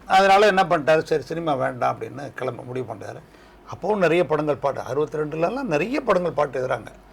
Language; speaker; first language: Tamil; native; Tamil